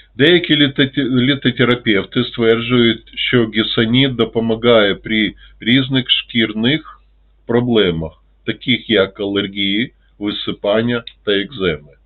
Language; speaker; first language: Ukrainian; non-native, local second language; Russian